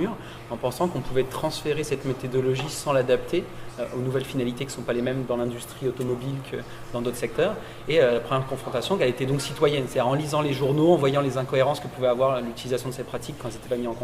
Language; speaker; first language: French; native; French